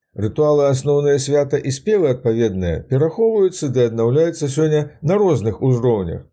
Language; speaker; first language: Belarusian; native; Belarusian